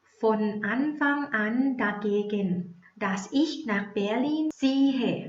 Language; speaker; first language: German; non-native, learner; Thai